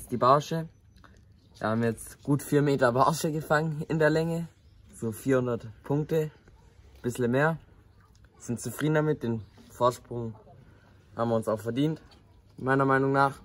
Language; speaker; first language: German; native; German